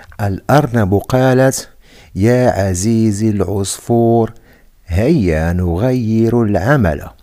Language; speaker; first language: Arabic; non-native, fluent; Indonesian